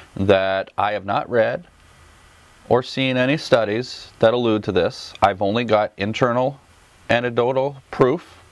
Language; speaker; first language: English; native; English